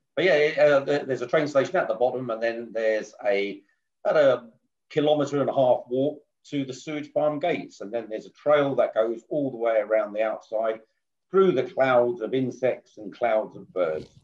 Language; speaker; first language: English; native; English